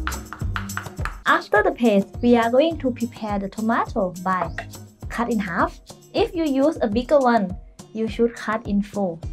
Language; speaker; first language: English; non-native, fluent; Thai